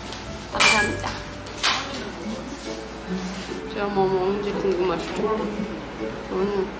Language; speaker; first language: Korean; non-native, fluent; Thai